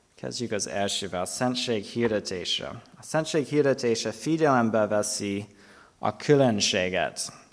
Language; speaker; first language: Hungarian; non-native, fluent; English